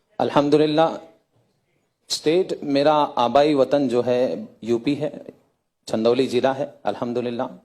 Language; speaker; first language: Hindi; native; Hindi